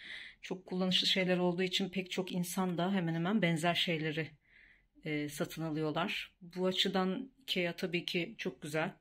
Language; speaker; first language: Turkish; native; Turkish